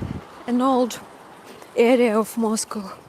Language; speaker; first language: English; non-native, fluent; Russian